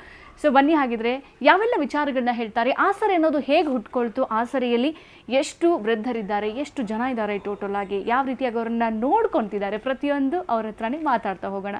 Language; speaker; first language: Kannada; native; Kannada